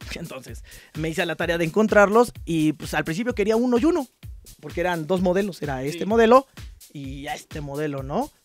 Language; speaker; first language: Spanish; native; Spanish